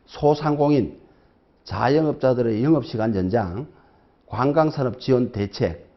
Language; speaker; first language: Korean; native; Korean